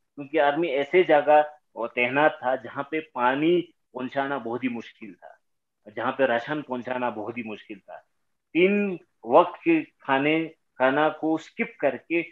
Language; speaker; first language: Hindi; native; Hindi